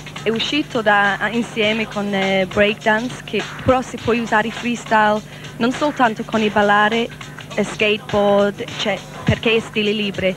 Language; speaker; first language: Italian; non-native, learner; English